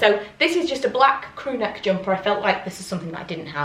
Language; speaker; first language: English; native; English